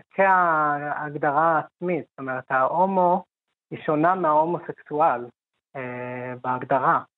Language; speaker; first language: Hebrew; early bilingual, other home language; Hindi